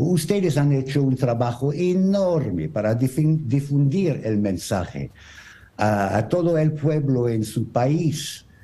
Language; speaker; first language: Spanish; non-native, learner; French